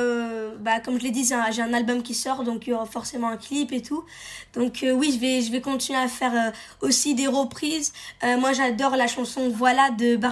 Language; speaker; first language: French; early bilingual, heritage; French